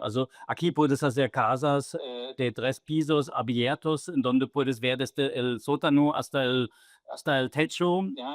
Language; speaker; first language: Spanish; non-native, fluent; German